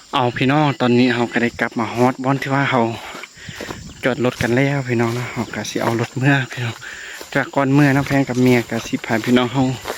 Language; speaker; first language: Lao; non-native, local second language; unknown